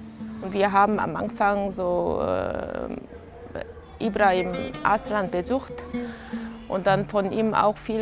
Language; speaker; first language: German; non-native, learner; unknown